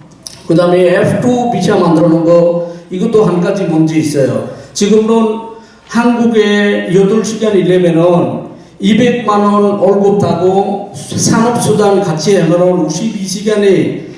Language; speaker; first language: Korean; non-native, fluent; Bangla